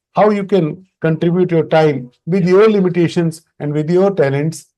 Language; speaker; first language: English; non-native, local second language; Hindi